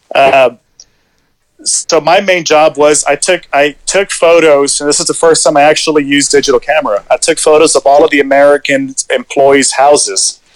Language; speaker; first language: English; early bilingual, other home language; Spanish